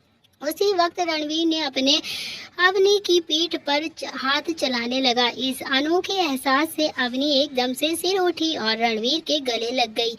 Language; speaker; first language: Hindi; native; Hindi